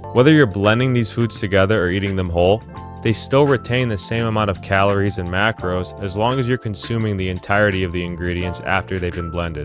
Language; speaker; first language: English; native; English